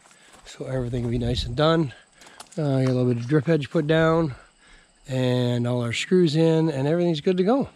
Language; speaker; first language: English; native; English